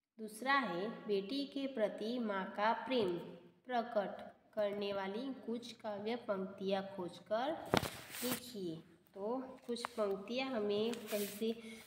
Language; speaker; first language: Hindi; non-native, local second language; Gujarati